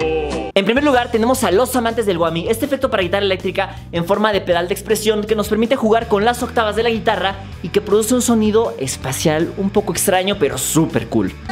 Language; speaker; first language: Spanish; native; Spanish